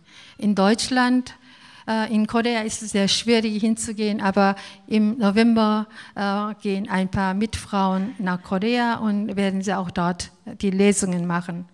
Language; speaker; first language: German; non-native, fluent; Korean